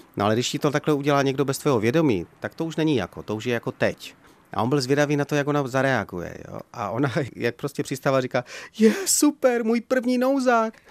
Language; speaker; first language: Czech; native; Czech